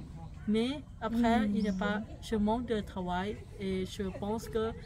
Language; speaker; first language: French; non-native, fluent; Thai